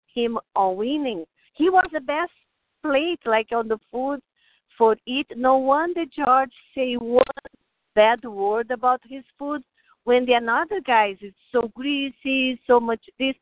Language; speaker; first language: English; non-native, learner; Portuguese